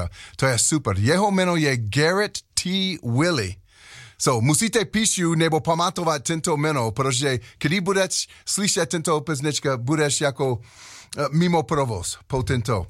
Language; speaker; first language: Czech; non-native, learner; English